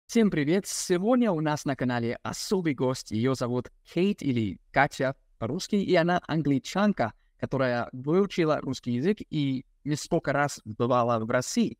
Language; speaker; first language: Russian; non-native, fluent; English